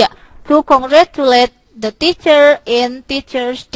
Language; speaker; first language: English; non-native, local second language; Indonesian